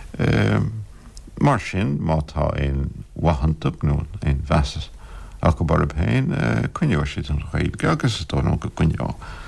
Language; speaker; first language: Irish; non-native, local second language; English